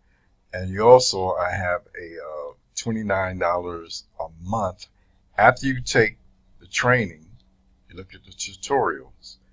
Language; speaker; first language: English; native; English